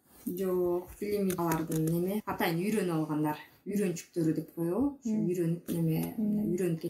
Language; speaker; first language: Kyrgyz; native; Kyrgyz